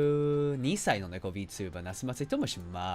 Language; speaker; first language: Japanese; non-native, learner; English